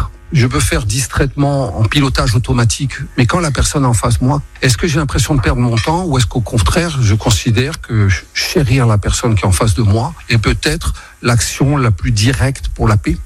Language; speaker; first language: French; native; French